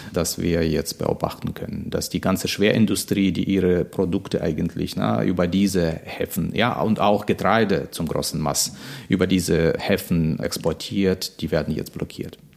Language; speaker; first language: German; non-native, fluent; Russian